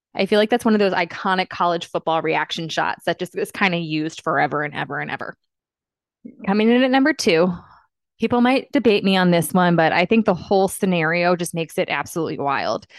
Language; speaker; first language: English; native; English